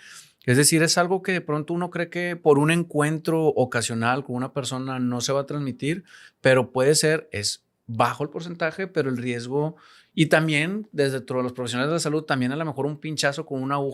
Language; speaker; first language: Spanish; native; Spanish